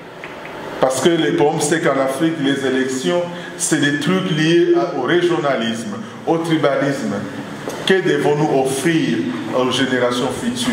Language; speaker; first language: French; non-native, local second language; Lingala